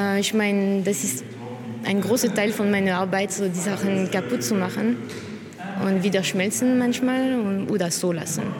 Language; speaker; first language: German; non-native, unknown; French